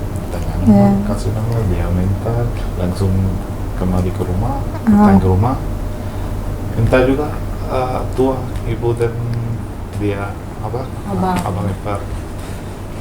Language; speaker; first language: Indonesian; non-native, local second language; Malayalam